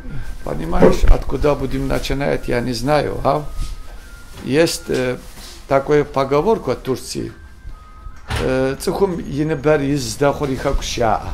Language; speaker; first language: Russian; non-native, learner; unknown